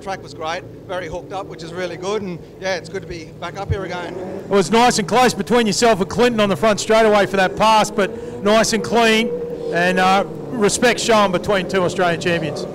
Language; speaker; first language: English; native; English